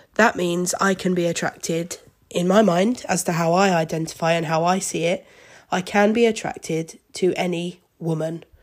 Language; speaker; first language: English; native; English